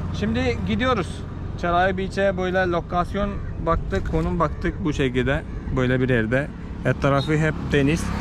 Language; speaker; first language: Turkish; non-native, fluent; Malayalam